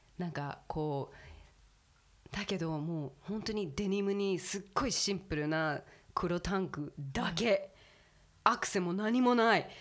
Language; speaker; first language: Japanese; early bilingual, heritage; Japanese